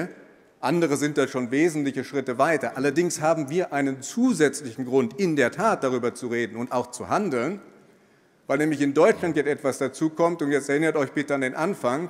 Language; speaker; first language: German; native; German